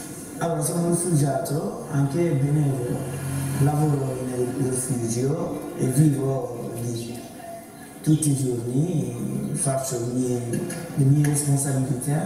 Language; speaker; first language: Italian; non-native, fluent; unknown